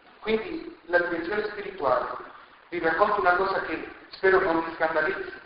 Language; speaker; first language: Italian; non-native, fluent; Spanish